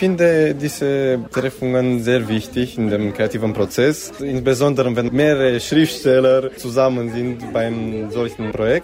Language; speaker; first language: German; non-native, local second language; Romanian